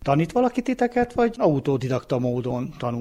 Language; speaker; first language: Hungarian; native; Hungarian